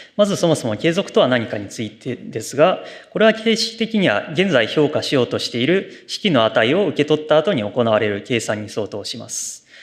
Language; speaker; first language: Japanese; native; Japanese